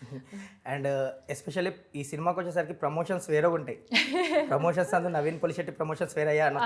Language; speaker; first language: Telugu; native; Telugu